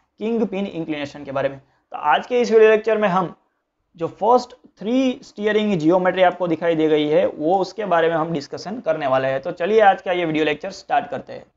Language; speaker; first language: Hindi; non-native, local second language; Gujarati